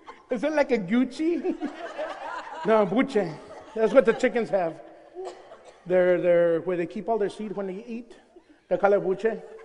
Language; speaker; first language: English; early bilingual, other home language; Spanish